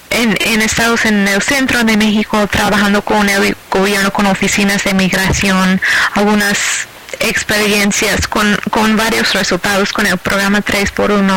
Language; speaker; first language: Spanish; non-native, fluent; English